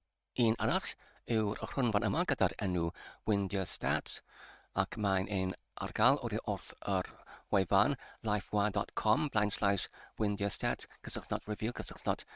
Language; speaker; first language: Welsh; non-native, learner; English